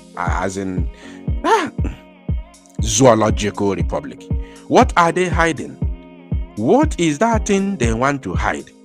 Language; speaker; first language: English; non-native, local second language; Igbo